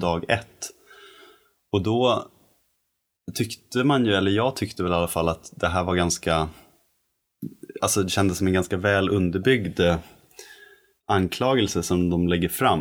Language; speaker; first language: Swedish; native; Swedish